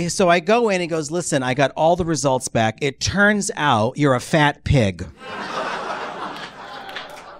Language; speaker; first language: English; native; English